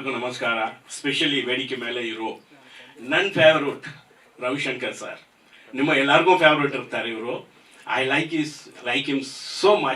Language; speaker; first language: Kannada; non-native, fluent; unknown